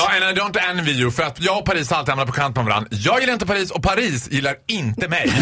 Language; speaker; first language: Swedish; native; Swedish